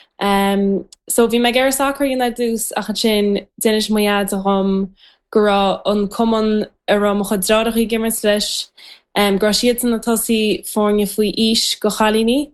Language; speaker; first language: Irish; native; Irish